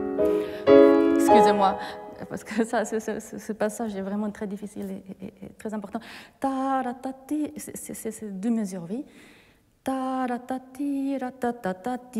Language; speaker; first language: French; non-native, fluent; Japanese